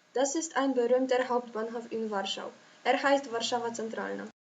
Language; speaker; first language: German; non-native, learner; Polish